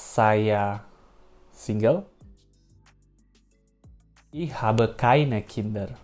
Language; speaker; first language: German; non-native, learner; Indonesian